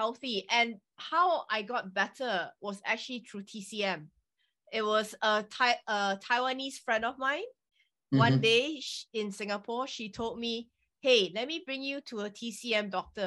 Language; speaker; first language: English; native; English